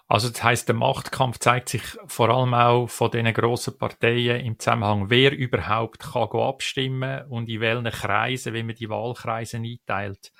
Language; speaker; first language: German; native; German